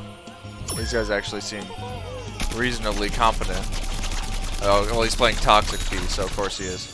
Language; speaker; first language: English; native; English